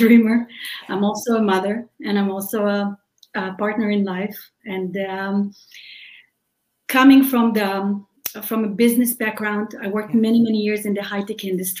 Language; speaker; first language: English; non-native, fluent; Hebrew